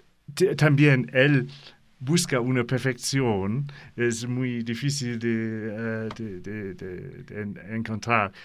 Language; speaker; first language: Spanish; non-native, learner; English